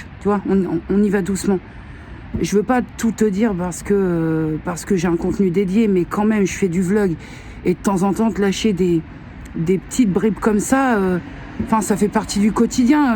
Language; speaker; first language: French; native; French